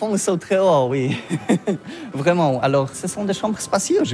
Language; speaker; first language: French; non-native, learner; Polish